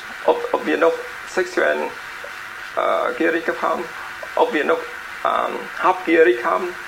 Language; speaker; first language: German; non-native, learner; Vietnamese